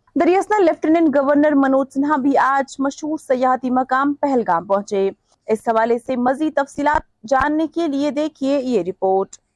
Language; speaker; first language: Urdu; non-native, local second language; Kashmiri